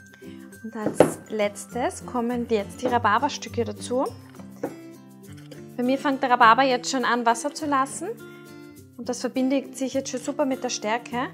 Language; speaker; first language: German; native; German